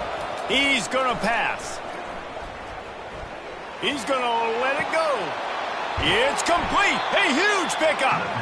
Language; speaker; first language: English; native; English